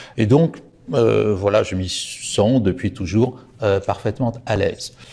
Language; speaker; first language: French; native; French